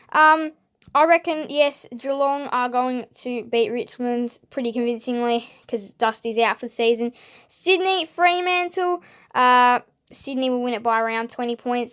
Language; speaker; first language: English; native; English